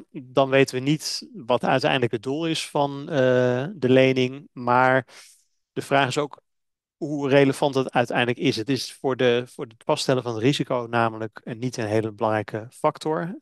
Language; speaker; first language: Dutch; native; Dutch